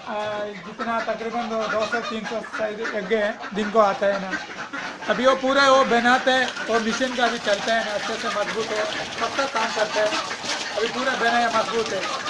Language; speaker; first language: Hindi; non-native, local second language; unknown